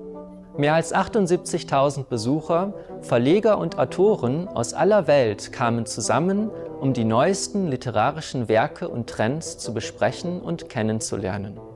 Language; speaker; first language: German; native; German